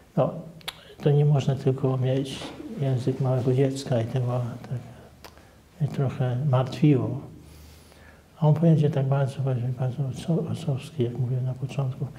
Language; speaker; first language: Polish; early bilingual, heritage; Polish